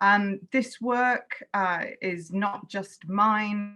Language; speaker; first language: English; native; English